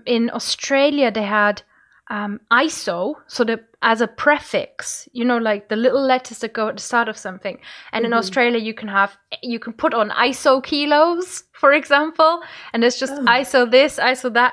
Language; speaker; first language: English; non-native, fluent; German